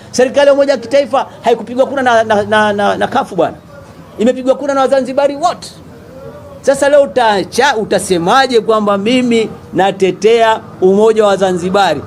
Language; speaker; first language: Swahili; native; Swahili